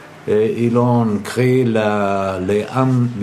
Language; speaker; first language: French; non-native, fluent; Italian